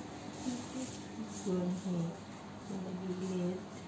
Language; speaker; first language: English; non-native, local second language; Filipino